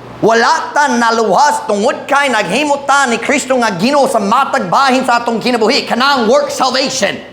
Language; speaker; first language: Cebuano; non-native, fluent; English